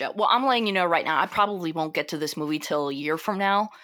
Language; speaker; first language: English; early bilingual, other home language; Italian